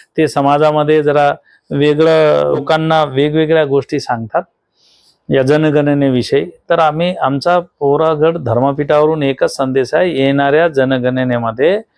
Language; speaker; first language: Marathi; non-native, local second language; Lambadi